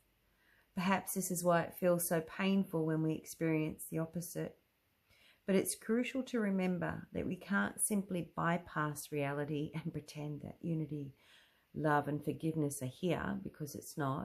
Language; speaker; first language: English; native; English